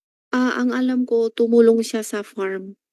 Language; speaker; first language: Filipino; non-native, learner; Chinese